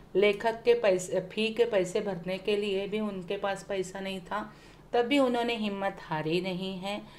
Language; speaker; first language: Hindi; non-native, local second language; Marathi